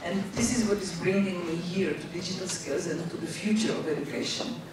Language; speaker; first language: English; non-native, fluent; Czech